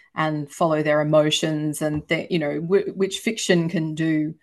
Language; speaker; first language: English; native; English